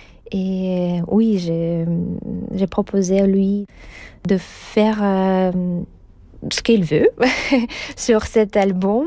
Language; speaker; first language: French; non-native, fluent; Russian